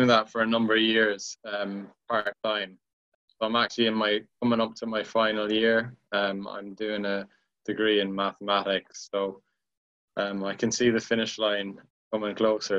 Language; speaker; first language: English; native; English